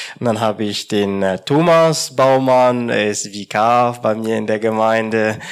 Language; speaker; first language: German; non-native, fluent; French